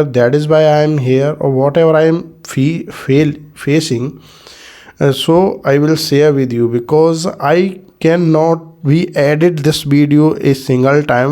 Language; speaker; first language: English; non-native, learner; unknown